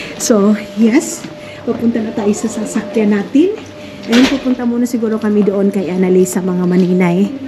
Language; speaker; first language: Filipino; non-native, local second language; Cebuano